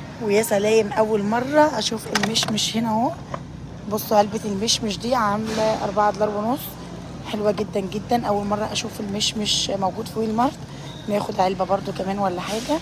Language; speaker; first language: Arabic; native; Arabic